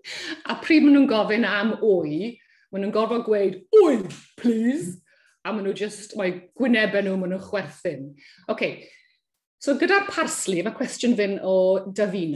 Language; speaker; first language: Welsh; native; Welsh